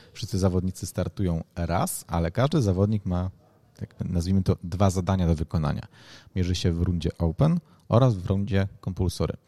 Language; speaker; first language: Polish; native; Polish